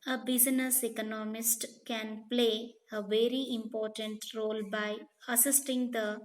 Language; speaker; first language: English; non-native, local second language; Kannada